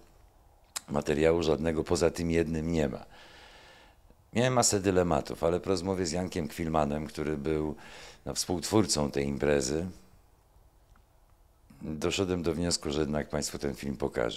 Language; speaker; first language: Polish; native; Polish